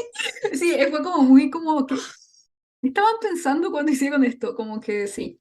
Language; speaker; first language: Spanish; native; Spanish